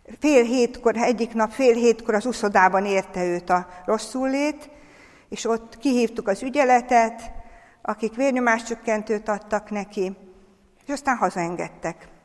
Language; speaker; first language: Hungarian; native; Hungarian